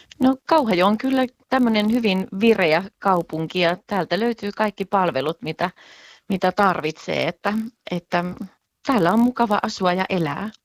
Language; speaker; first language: Finnish; native; Finnish